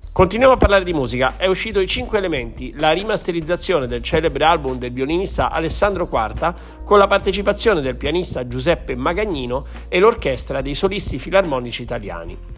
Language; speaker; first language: Italian; native; Italian